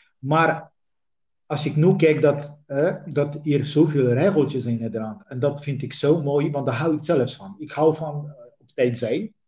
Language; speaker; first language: Dutch; non-native, fluent; Polish